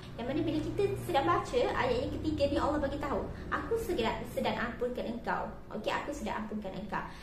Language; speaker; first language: Malay; native; Malay